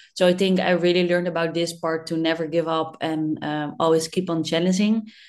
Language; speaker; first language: English; non-native, fluent; Dutch